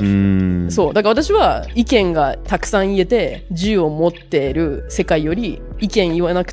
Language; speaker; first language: Japanese; native; Japanese